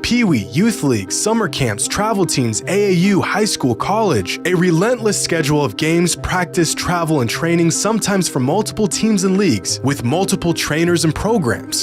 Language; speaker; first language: English; native; English